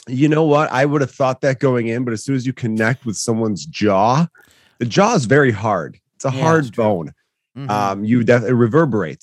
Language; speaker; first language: English; native; English